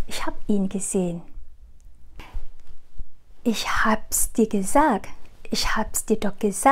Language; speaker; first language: German; non-native, learner; Vietnamese